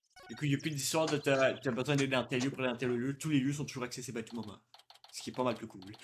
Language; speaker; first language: French; native; French